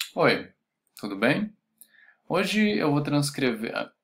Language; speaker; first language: Portuguese; native; Portuguese